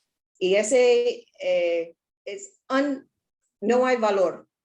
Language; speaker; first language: Spanish; non-native, learner; English